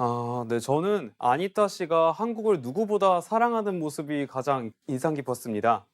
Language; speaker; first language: Korean; native; Korean